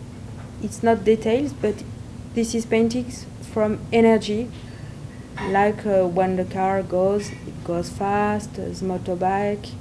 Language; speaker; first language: English; non-native, learner; French